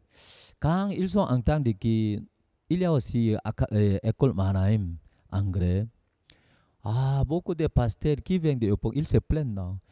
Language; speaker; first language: French; non-native, learner; Korean